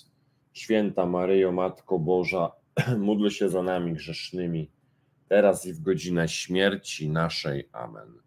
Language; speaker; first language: Polish; native; Polish